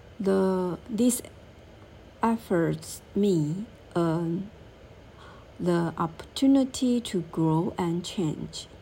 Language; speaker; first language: English; non-native, learner; Chinese